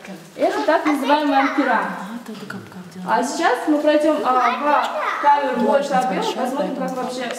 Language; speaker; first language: Russian; native; Russian